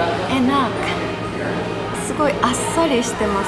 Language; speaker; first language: Japanese; native; Japanese